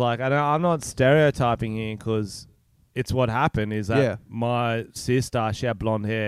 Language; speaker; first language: English; native; English